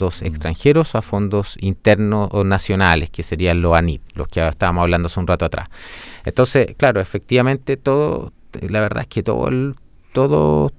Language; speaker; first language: Spanish; native; Spanish